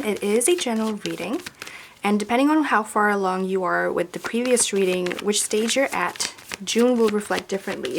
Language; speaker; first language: English; native; English